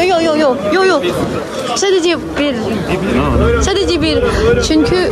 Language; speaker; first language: Turkish; non-native, learner; Indonesian